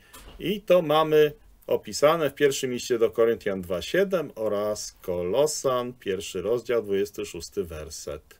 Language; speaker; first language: Polish; native; Polish